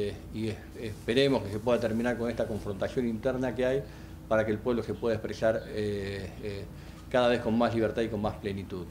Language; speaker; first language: Spanish; native; Spanish